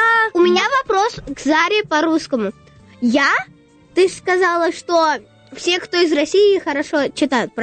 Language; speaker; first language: Russian; early bilingual, heritage; English